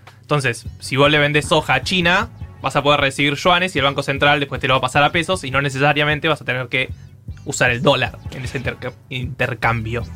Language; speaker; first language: Spanish; native; Spanish